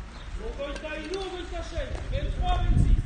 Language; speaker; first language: French; native; French